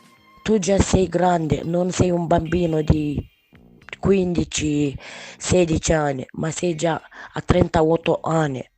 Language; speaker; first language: Italian; non-native, learner; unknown